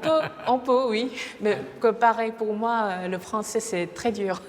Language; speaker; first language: French; non-native, fluent; Korean